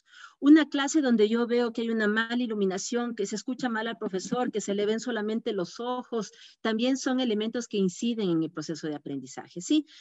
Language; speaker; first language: Spanish; native; Spanish